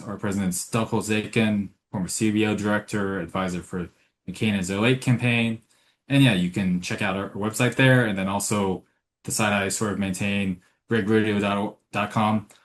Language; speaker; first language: English; native; English